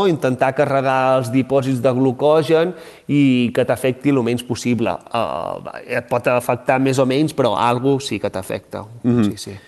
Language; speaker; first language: Catalan; native; Catalan